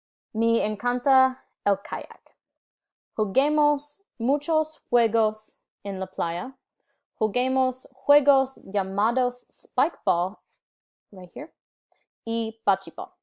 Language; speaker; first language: Spanish; non-native, learner; English